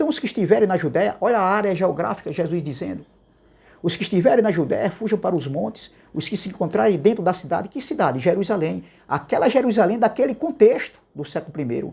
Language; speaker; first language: Portuguese; native; Portuguese